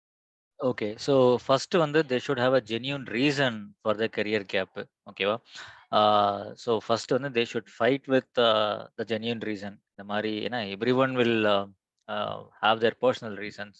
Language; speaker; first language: Tamil; native; Tamil